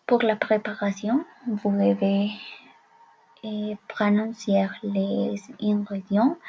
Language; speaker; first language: French; non-native, learner; Spanish